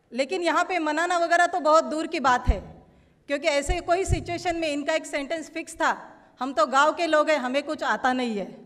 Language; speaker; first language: Hindi; non-native, local second language; Marathi